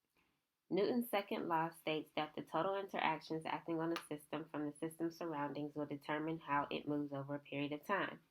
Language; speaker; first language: English; native; English